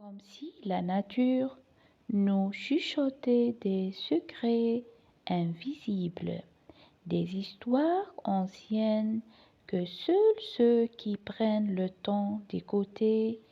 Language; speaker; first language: French; non-native, local second language; Arabic